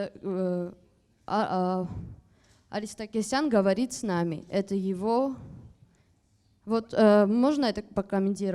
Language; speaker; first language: Russian; non-native, fluent; Armenian